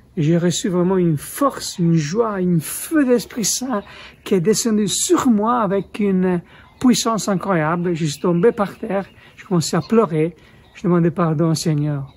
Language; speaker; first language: French; non-native, fluent; Italian